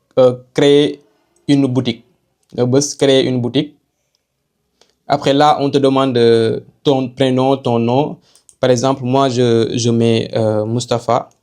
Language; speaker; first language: French; non-native, local second language; Wolof